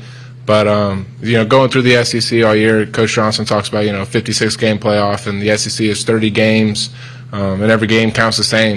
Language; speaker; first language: English; native; English